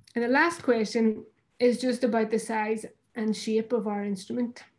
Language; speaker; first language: English; native; English